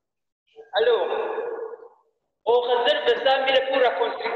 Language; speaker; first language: French; non-native, learner; Rundi